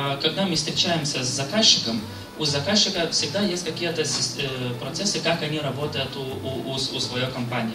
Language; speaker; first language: Russian; non-native, fluent; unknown